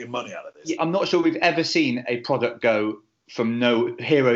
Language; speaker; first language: English; native; English